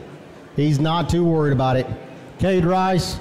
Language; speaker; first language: English; native; English